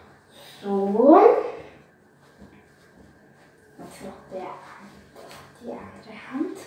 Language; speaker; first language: German; non-native, learner; Bulgarian